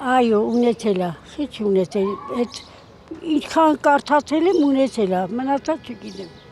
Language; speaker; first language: Armenian; native; Armenian